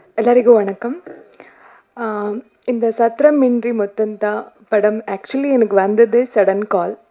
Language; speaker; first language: Tamil; non-native, learner; Kannada